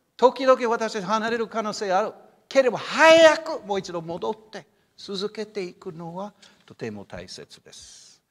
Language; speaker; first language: Japanese; non-native, fluent; English